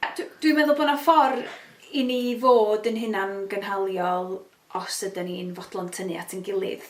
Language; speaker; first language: Welsh; native; Welsh